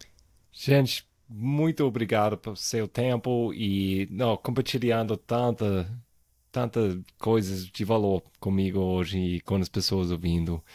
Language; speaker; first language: Portuguese; non-native, fluent; English